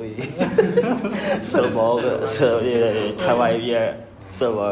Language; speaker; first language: French; non-native, learner; Vietnamese